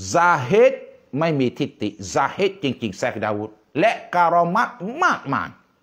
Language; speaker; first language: Thai; non-native, local second language; Pattani Malay